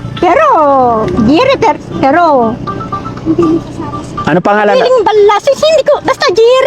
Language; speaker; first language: Filipino; non-native, local second language; Iloko